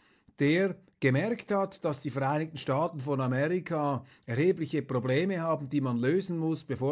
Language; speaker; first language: German; native; German